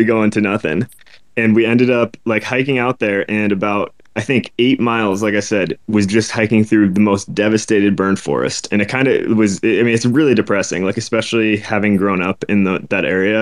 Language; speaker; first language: English; native; English